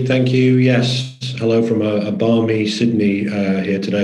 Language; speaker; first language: English; native; English